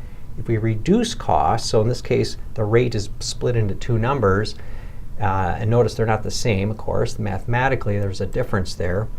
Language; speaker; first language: English; native; English